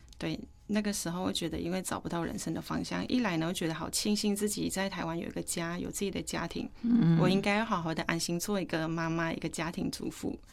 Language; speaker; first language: Chinese; non-native, fluent; Thai